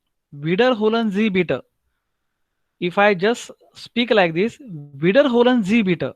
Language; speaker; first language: German; non-native, learner; Marathi